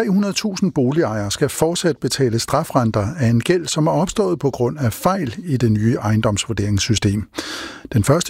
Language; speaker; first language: Danish; native; Danish